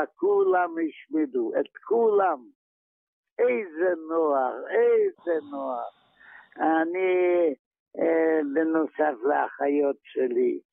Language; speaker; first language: Hebrew; non-native, fluent; Yiddish